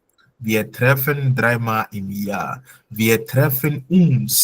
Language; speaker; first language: German; non-native, fluent; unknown